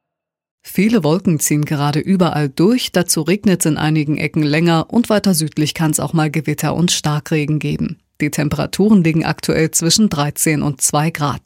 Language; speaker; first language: German; native; German